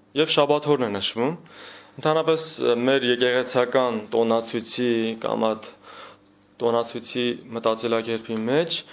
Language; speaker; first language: Armenian; native; Armenian